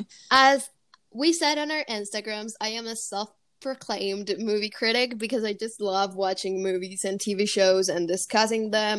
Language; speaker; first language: English; non-native, fluent; Spanish